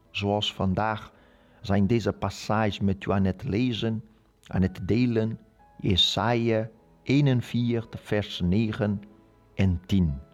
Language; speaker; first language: Dutch; non-native, learner; Portuguese